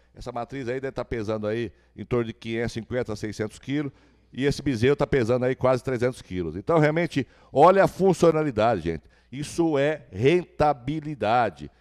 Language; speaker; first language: Portuguese; native; Portuguese